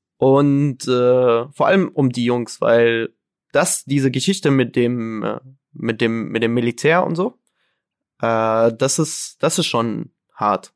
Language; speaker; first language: German; non-native, fluent; Arabic